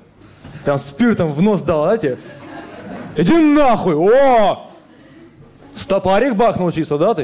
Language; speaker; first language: Russian; native; Russian